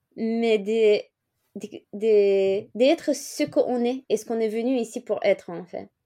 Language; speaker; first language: French; non-native, fluent; Romanian